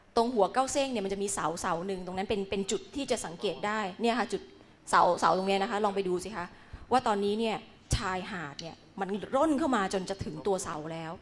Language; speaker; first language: Thai; native; Thai